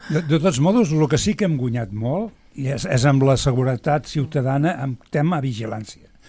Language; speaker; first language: Catalan; native; Catalan